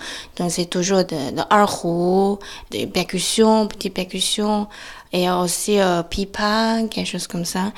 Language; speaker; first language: French; non-native, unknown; Chinese